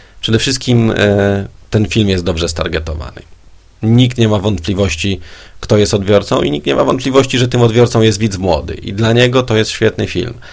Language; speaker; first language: Polish; native; Polish